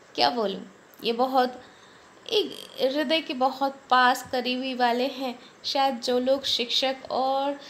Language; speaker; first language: Hindi; non-native, local second language; Bangla